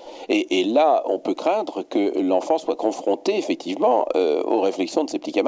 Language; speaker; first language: French; native; French